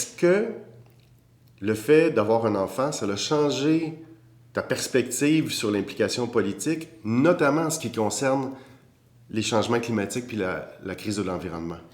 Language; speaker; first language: French; native; French